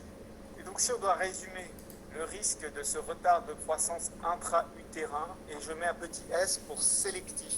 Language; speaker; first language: French; native; French